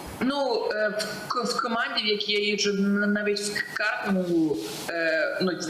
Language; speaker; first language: Ukrainian; non-native, local second language; Russian